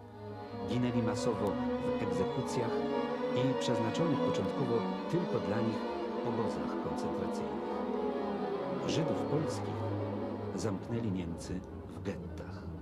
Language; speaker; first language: Polish; native; Polish